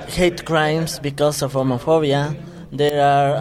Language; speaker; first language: English; non-native, fluent; Spanish